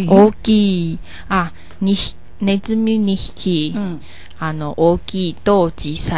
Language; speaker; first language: Japanese; non-native, learner; Chinese